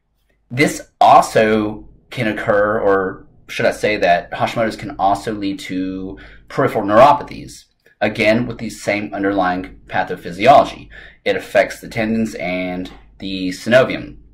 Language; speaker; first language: English; native; English